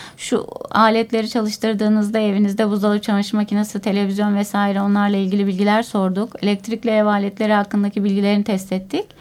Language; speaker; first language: Turkish; native; Turkish